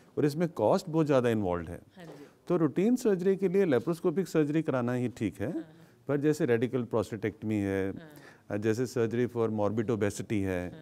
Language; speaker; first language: Hindi; native; Hindi